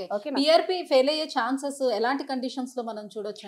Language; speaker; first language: Telugu; native; Telugu